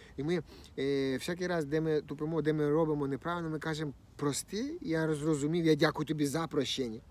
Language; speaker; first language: Ukrainian; non-native, local second language; Russian